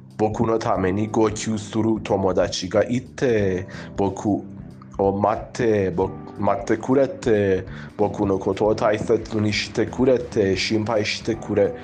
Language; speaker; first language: Japanese; non-native, fluent; Persian